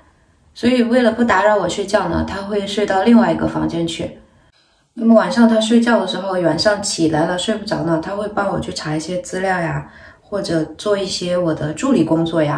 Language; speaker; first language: Chinese; native; Chinese